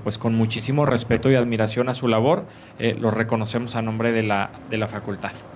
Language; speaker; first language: Spanish; native; Spanish